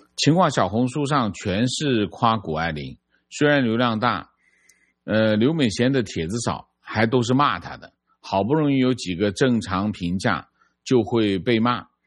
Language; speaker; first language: Chinese; native; Chinese